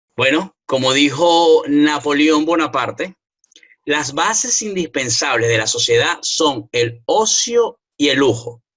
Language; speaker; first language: Spanish; native; Spanish